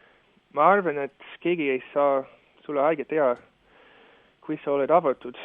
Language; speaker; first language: Estonian; non-native, fluent; English